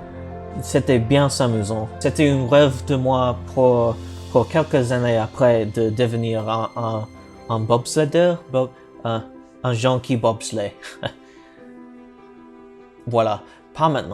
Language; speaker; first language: French; non-native, learner; English